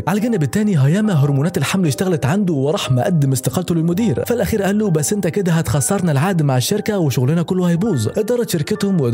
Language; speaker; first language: Arabic; native; Arabic